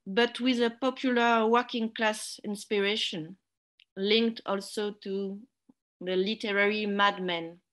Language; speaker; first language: English; non-native, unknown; French